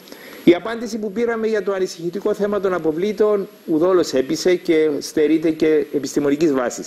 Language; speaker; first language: Greek; native; Greek